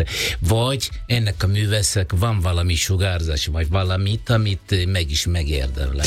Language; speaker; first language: Hungarian; non-native, fluent; Italian